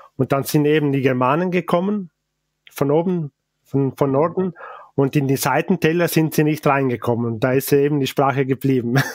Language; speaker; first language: German; non-native, local second language; Ladin